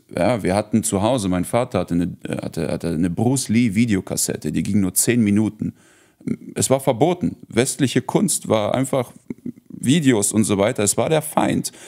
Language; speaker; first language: German; early bilingual, heritage; Russian